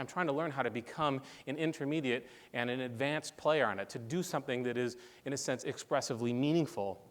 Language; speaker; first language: English; native; English